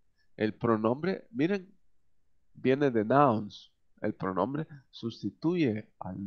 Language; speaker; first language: Spanish; native; Spanish